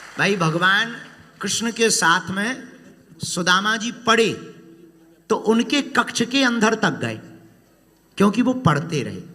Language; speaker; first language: Hindi; native; Hindi